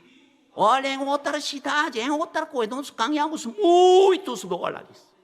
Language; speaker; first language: Portuguese; non-native, learner; Korean